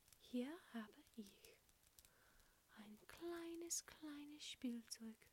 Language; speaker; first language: German; non-native, learner; English